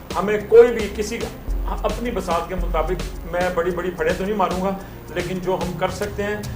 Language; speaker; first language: Urdu; non-native, local second language; Punjabi